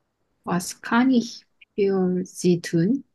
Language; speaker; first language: German; non-native, learner; Korean